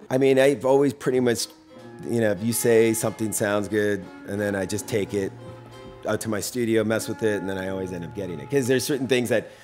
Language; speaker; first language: English; native; English